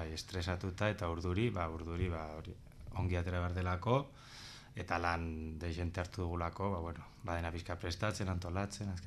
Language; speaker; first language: Basque; non-native, local second language; Spanish